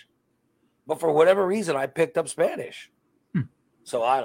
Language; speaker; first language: English; early bilingual, other home language; Spanish